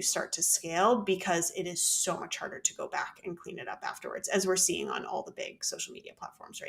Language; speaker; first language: English; native; English